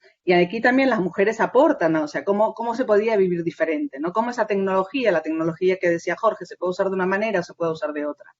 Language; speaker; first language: Spanish; native; Spanish